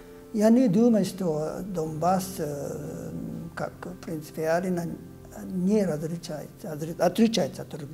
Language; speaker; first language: Russian; non-native, fluent; Japanese